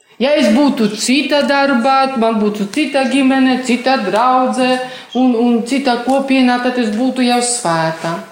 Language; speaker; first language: Latvian; non-native, fluent; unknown